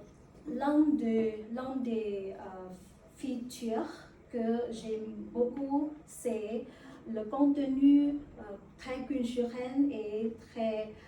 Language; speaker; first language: French; non-native, learner; Vietnamese